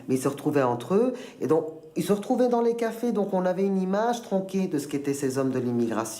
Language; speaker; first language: French; early bilingual, other home language; Spanish